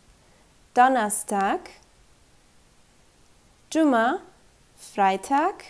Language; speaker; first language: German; non-native, fluent; Turkish